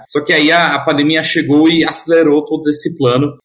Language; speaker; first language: Portuguese; non-native, fluent; German